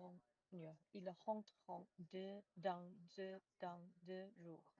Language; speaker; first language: French; non-native, learner; Chinese